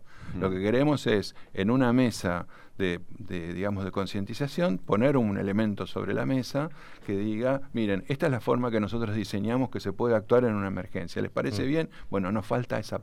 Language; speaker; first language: Spanish; native; Spanish